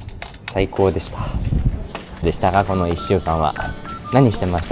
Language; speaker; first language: Japanese; native; Japanese